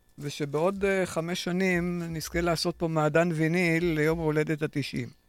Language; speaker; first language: Hebrew; native; Hebrew